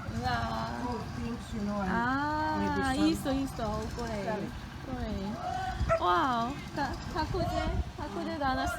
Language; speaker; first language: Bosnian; non-native, learner; Korean